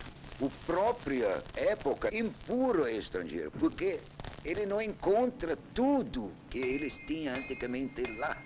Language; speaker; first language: Portuguese; non-native, learner; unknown